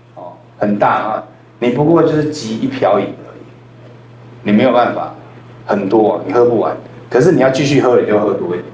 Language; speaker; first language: Chinese; non-native, local second language; Min Nan Chinese